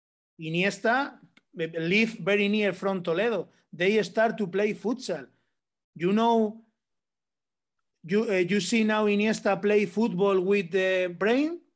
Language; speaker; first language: English; non-native, learner; Spanish